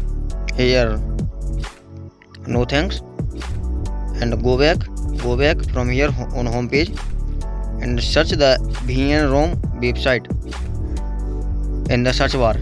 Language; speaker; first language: English; non-native, local second language; Hindi